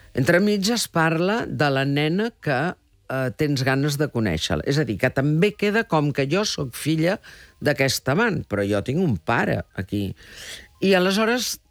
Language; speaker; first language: Catalan; early bilingual, heritage; Catalan